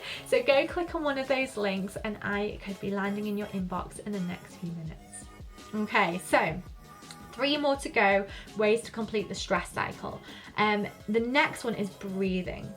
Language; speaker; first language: English; native; English